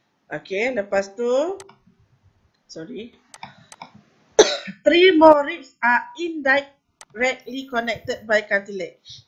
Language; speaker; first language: English; non-native, local second language; Malay